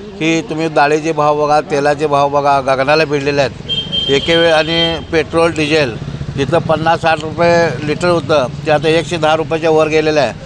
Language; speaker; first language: Marathi; native; Marathi